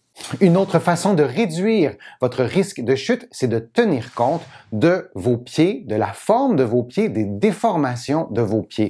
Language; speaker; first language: French; native; French